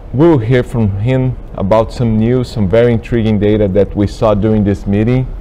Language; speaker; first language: English; non-native, fluent; Portuguese